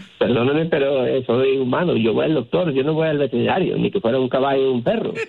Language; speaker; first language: Spanish; early bilingual, heritage; Spanish